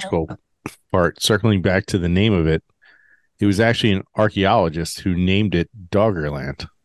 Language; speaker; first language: English; native; English